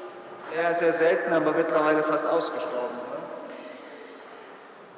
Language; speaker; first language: German; native; German